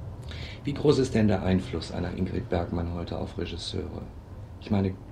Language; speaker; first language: German; native; German